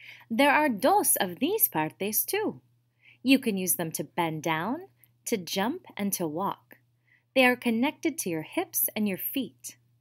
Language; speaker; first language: English; native; English